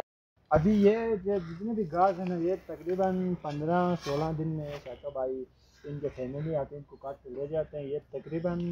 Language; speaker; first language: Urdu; non-native, local second language; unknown